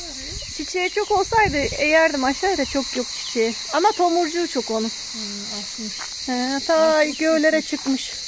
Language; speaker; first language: Turkish; native; Turkish